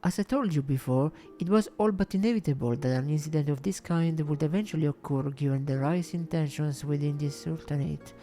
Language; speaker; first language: English; non-native, fluent; Italian